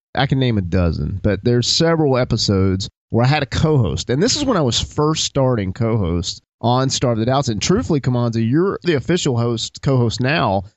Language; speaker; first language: English; native; English